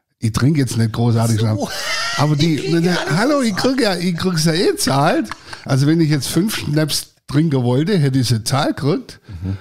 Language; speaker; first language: German; early bilingual, other home language; Croatian